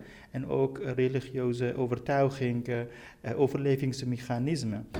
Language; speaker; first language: Dutch; non-native, fluent; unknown